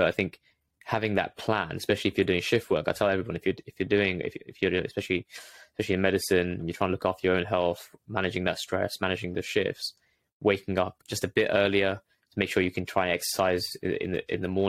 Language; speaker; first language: English; native; English